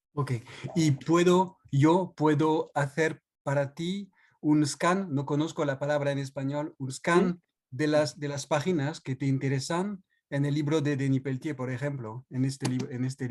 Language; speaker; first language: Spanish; non-native, learner; French